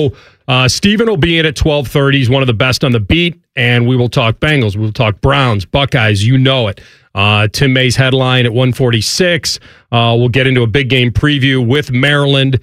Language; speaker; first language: English; native; English